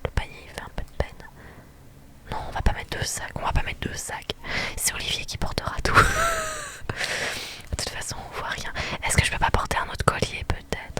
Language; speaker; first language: French; native; French